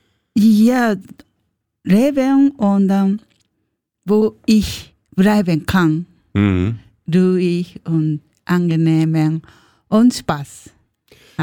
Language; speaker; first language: German; non-native, learner; Japanese